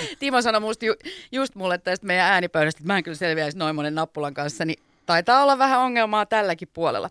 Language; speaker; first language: Finnish; native; Finnish